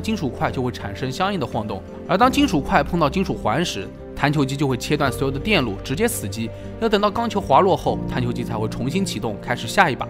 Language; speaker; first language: Chinese; native; Chinese